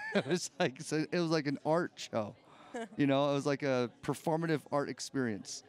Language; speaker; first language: English; native; English